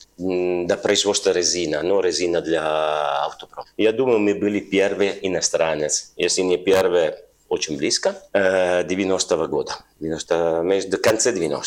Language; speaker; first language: Russian; non-native, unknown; Italian